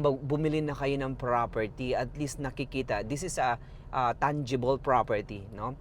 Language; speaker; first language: Filipino; non-native, local second language; Cebuano